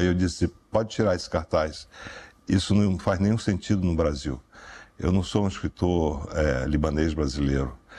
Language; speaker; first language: Portuguese; native; Portuguese